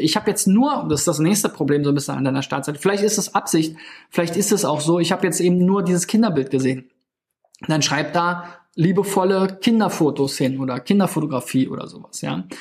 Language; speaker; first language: German; native; German